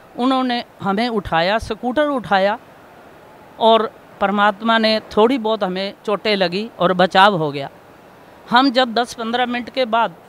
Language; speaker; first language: Hindi; native; Hindi